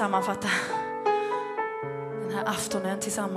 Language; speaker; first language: Swedish; native; Swedish